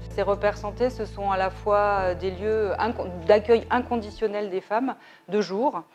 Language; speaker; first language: French; native; French